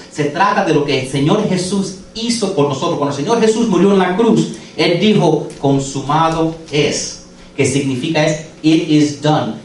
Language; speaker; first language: Spanish; non-native, fluent; English